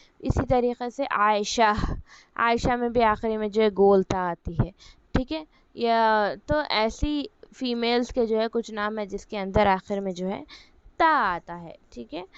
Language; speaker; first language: Urdu; native; Urdu